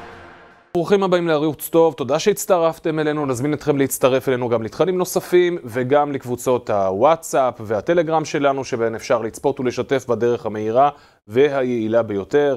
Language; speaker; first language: Hebrew; native; Hebrew